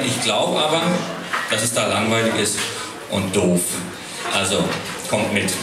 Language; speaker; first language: German; native; German